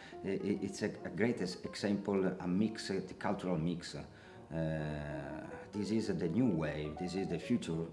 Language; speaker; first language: English; non-native, learner; Italian